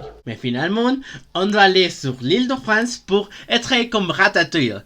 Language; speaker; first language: French; non-native, learner; Spanish